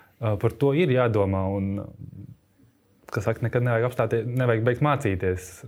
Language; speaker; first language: Latvian; native; Latvian